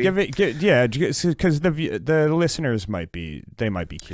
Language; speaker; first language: English; native; English